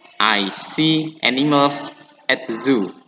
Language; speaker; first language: English; non-native, learner; Indonesian